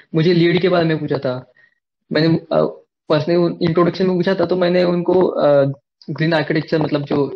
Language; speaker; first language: Hindi; non-native, local second language; Marathi